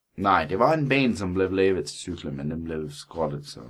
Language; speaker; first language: Danish; non-native, fluent; English